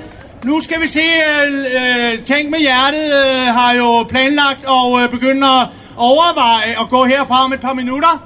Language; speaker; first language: Danish; native; Danish